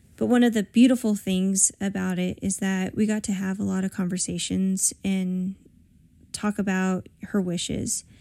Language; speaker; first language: English; native; English